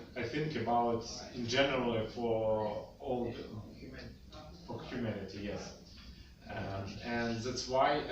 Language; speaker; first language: English; non-native, learner; Russian